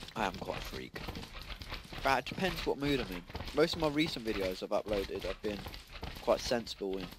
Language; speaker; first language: English; native; English